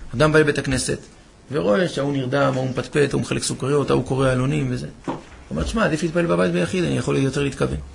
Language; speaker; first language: Hebrew; native; Hebrew